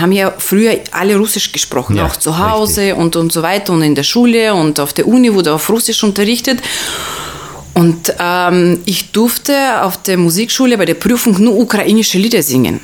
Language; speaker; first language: German; non-native, fluent; Russian